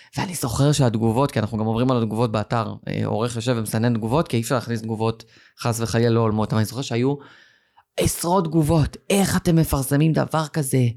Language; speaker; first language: Hebrew; native; Hebrew